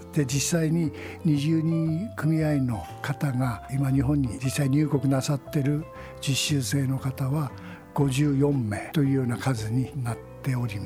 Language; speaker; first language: Japanese; native; Japanese